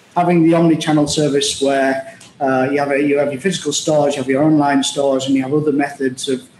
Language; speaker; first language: English; native; English